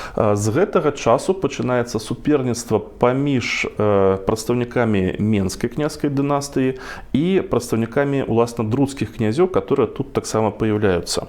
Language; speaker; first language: Belarusian; non-native, local second language; Russian